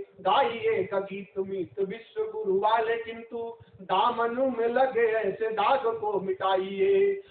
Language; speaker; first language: Hindi; native; Hindi